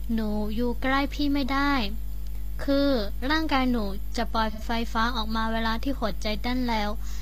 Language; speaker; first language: Thai; non-native, learner; Chinese